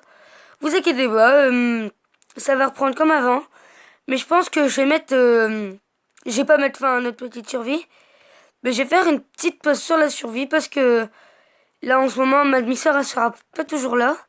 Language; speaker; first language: French; native; French